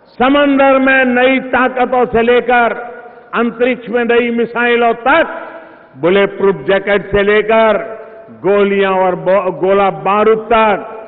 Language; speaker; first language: Hindi; non-native, local second language; Gujarati